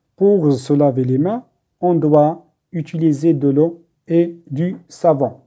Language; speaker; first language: French; non-native, local second language; Arabic